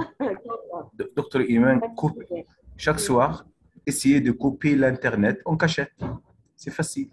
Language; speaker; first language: French; non-native, fluent; Arabic